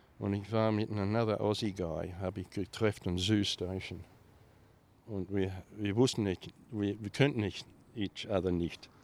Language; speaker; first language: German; early bilingual, heritage; German